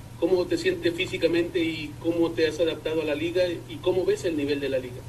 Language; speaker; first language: Spanish; non-native, learner; English